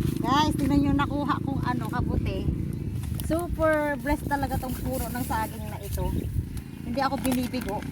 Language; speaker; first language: Filipino; native; Filipino